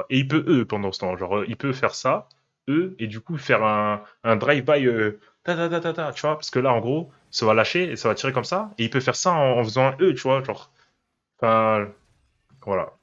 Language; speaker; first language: French; native; French